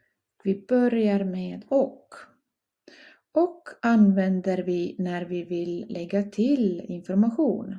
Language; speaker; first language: Swedish; non-native, fluent; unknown